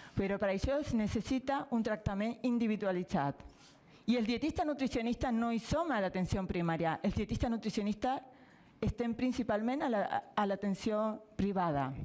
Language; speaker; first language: Catalan; non-native, fluent; Spanish